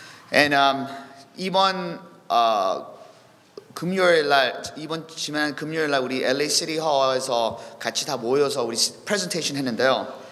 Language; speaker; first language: Korean; early bilingual, heritage; Korean